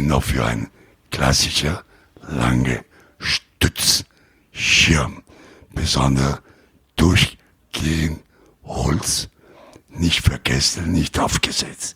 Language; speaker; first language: German; non-native, learner; Italian